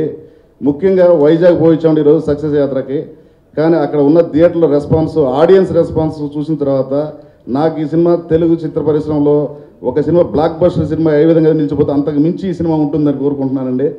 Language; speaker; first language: Telugu; native; Telugu